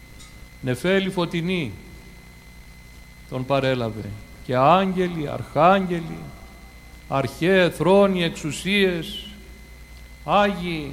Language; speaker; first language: Greek; native; Greek